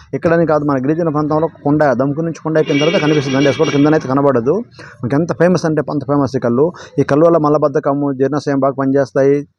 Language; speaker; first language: Telugu; non-native, local second language; Odia